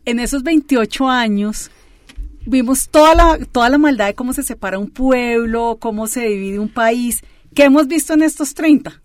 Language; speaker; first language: Spanish; native; Spanish